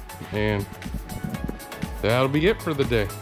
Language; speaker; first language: English; native; English